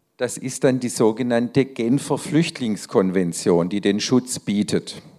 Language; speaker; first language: German; native; German